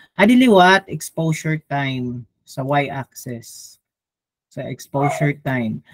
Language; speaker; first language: Filipino; non-native, local second language; Waray